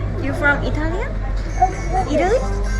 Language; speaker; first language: English; non-native, learner; Korean